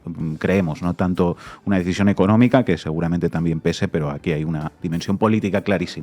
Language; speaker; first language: Spanish; native; Spanish